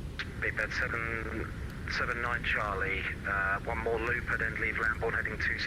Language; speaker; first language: English; native; English